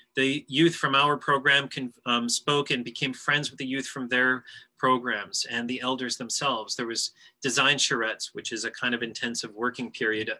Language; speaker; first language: English; native; English